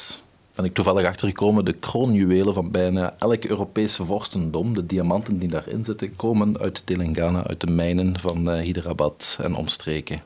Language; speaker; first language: Dutch; native; Dutch